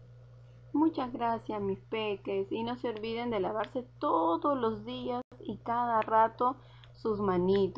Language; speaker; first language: Spanish; native; Spanish